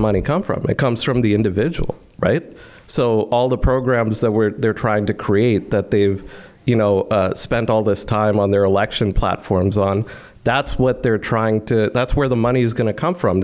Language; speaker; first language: English; non-native, local second language; Hindi